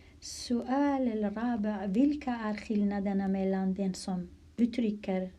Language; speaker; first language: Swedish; non-native, fluent; Arabic